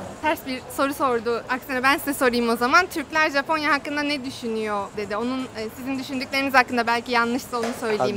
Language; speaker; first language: Turkish; native; Turkish